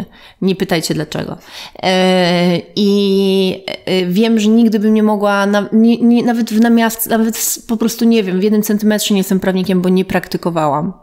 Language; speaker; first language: Polish; native; Polish